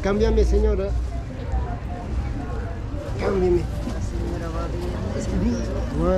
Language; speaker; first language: Spanish; native; Spanish